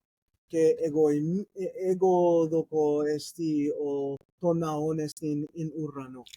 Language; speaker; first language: Greek; non-native, learner; English